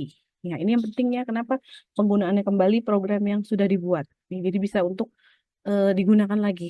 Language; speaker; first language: Indonesian; native; Indonesian